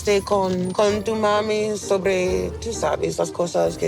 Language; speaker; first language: Spanish; non-native, learner; English